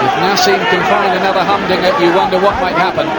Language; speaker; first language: English; native; English